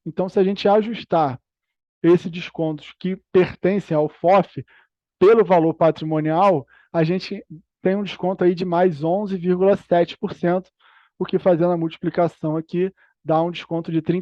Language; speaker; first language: Portuguese; native; Portuguese